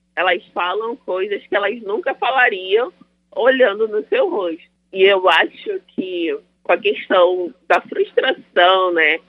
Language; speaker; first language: Portuguese; native; Portuguese